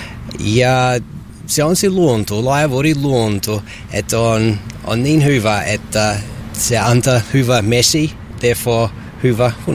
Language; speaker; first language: Finnish; non-native, learner; English